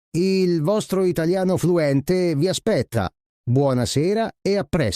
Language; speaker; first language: Italian; non-native, fluent; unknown